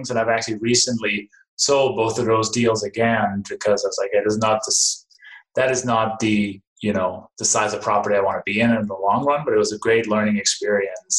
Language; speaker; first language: English; non-native, fluent; Danish